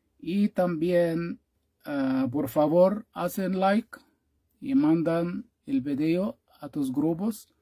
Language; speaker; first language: Spanish; non-native, fluent; Arabic